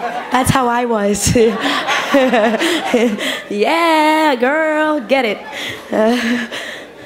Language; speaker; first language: English; early bilingual, other home language; Spanish